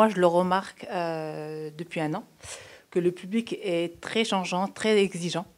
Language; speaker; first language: French; native; French